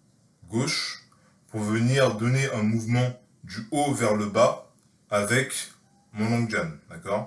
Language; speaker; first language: French; native; French